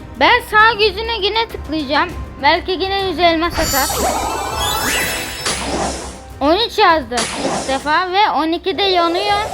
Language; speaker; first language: Turkish; native; Turkish